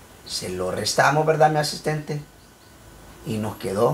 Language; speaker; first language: Spanish; native; Spanish